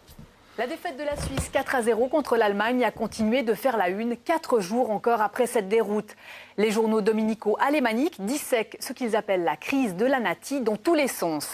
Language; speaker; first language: French; native; French